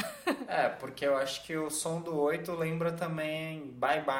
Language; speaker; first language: Portuguese; native; Portuguese